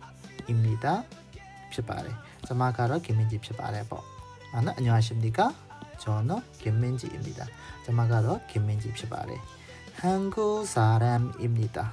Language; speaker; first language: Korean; non-native, fluent; Burmese